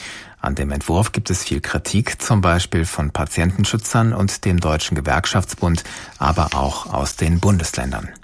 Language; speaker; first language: German; native; German